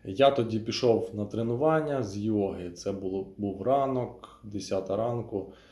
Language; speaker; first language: Ukrainian; non-native, local second language; Russian